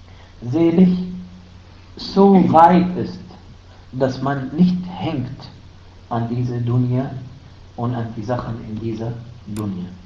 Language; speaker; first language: German; non-native, fluent; Arabic